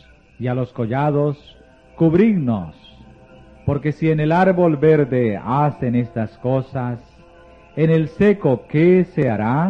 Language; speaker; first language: Spanish; native; Spanish